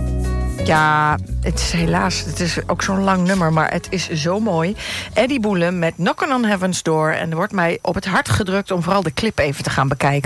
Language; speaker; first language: Dutch; native; Dutch